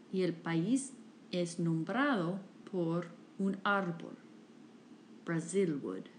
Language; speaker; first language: Spanish; non-native, fluent; English